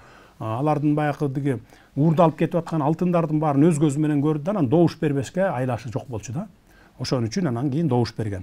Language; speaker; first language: Kyrgyz; native; Kyrgyz